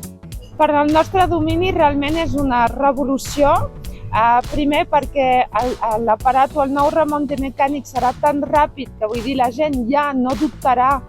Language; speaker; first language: Catalan; non-native, local second language; French